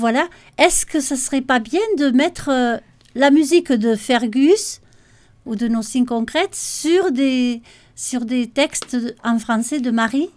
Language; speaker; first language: French; native; French